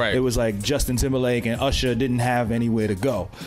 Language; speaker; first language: English; native; English